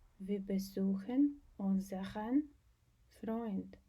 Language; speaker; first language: German; non-native, fluent; Ukrainian